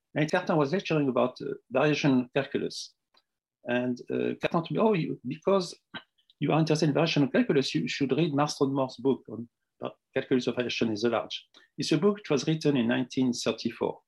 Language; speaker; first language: English; non-native, fluent; French